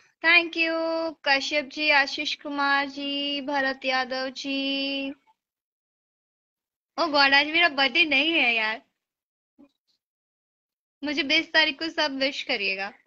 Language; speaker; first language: Hindi; native; Hindi